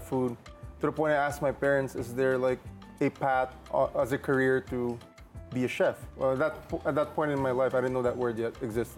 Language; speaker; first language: English; non-native, local second language; Filipino